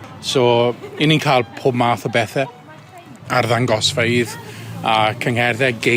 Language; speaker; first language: Welsh; native; Welsh